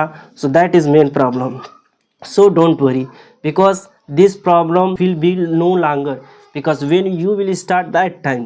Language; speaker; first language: English; non-native, local second language; Hindi